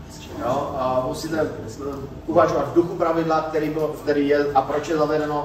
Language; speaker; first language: Czech; native; Czech